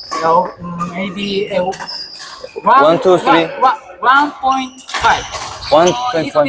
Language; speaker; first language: English; non-native, learner; Korean